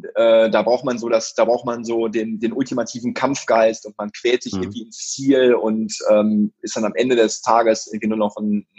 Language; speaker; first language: German; native; German